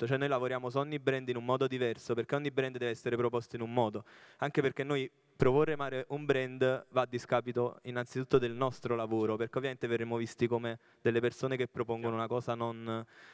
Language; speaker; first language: Italian; native; Italian